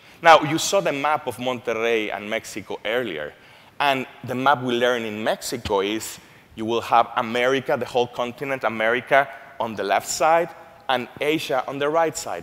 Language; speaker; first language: English; non-native, fluent; Spanish